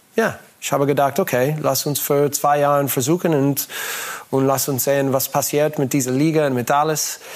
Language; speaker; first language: German; non-native, learner; English